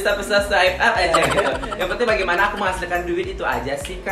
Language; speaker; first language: Indonesian; native; Indonesian